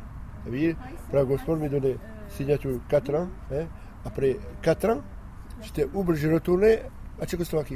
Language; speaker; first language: French; non-native, learner; Slovak